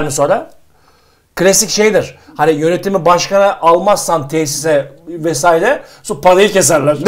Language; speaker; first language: Turkish; native; Turkish